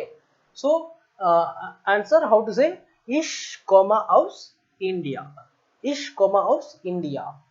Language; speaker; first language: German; non-native, learner; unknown